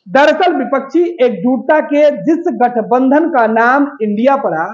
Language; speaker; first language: Hindi; native; Hindi